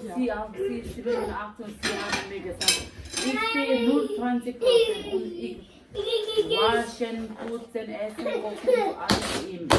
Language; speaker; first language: German; non-native, learner; Tibetan